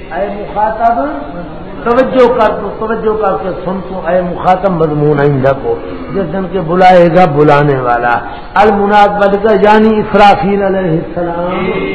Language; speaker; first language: Urdu; non-native, local second language; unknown